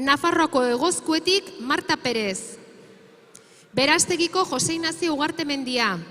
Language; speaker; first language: Basque; native; Basque